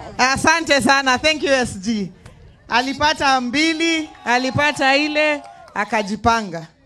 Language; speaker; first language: Swahili; non-native, local second language; Luo (Kenya and Tanzania)